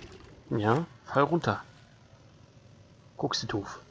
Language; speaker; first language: German; native; German